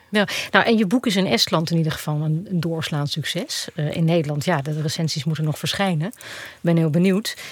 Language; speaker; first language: Dutch; native; Dutch